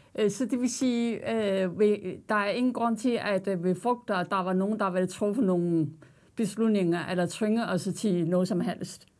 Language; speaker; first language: Danish; non-native, fluent; Chinese